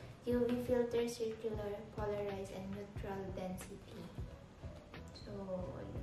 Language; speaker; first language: English; non-native, local second language; Filipino